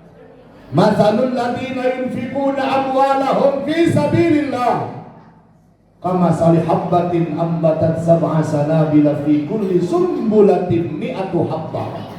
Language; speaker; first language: Indonesian; native; Indonesian